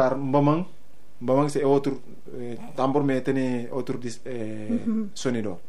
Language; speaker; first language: Spanish; non-native, learner; Wolof